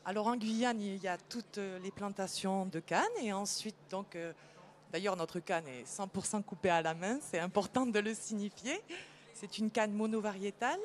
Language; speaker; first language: French; native; French